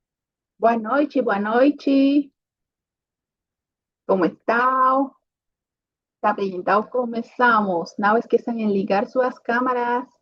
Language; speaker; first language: Portuguese; non-native, fluent; Spanish